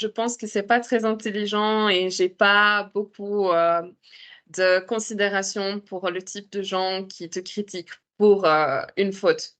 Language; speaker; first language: French; native; French